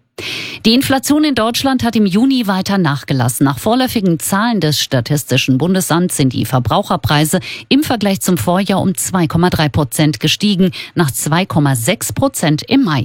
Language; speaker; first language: German; native; German